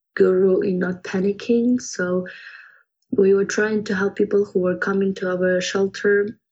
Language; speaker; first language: English; non-native, fluent; Ukrainian